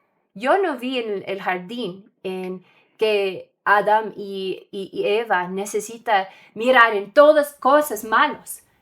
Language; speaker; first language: Spanish; non-native, learner; English